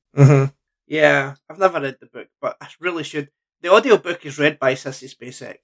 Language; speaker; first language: English; native; English